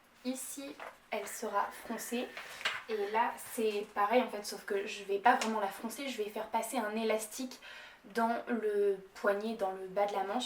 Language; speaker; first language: French; native; French